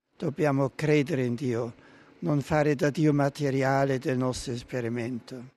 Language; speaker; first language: Italian; non-native, fluent; German